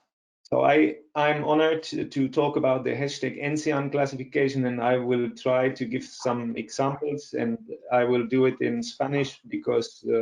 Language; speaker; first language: English; non-native, fluent; Spanish